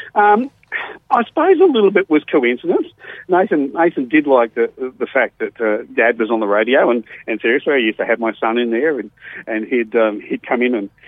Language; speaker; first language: English; native; English